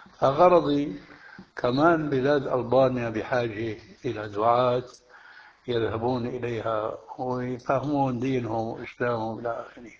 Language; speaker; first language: Arabic; early bilingual, other home language; Albanian